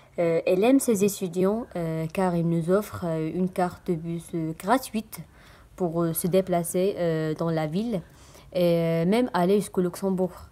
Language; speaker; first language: French; non-native, local second language; Arabic